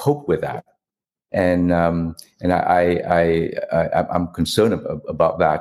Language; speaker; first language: English; non-native, fluent; Vietnamese